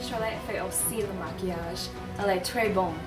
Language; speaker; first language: French; non-native, learner; English